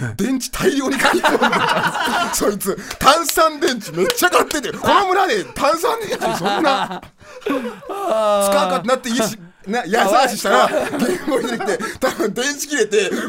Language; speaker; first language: Japanese; non-native, fluent; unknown